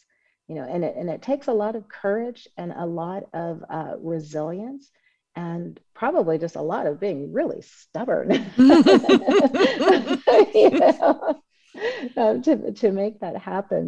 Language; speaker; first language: English; native; English